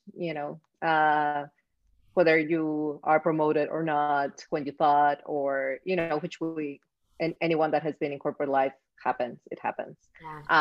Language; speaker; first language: English; non-native, fluent; Spanish